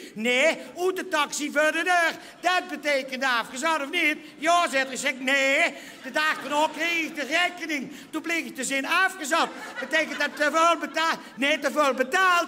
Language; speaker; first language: Dutch; non-native, local second language; Limburgish